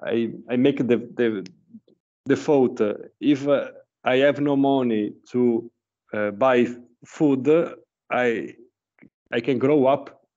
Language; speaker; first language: English; non-native, learner; Italian